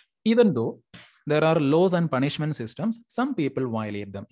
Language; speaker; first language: English; non-native, local second language; Malayalam